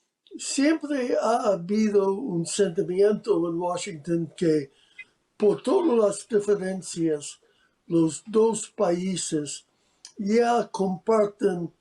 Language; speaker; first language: Spanish; non-native, fluent; English